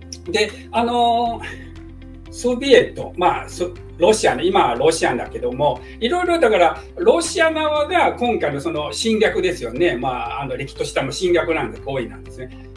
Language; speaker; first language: Japanese; non-native, fluent; Chinese